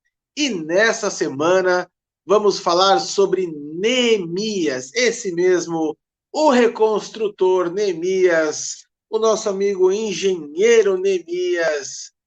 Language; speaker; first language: Portuguese; native; Portuguese